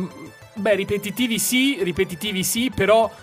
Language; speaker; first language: Italian; native; Italian